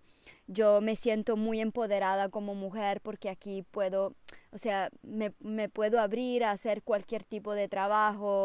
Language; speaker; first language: Spanish; non-native, fluent; Italian